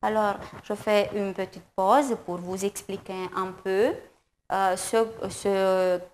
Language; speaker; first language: French; non-native, fluent; Romanian